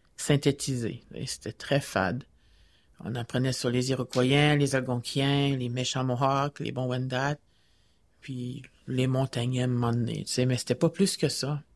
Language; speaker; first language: French; native; French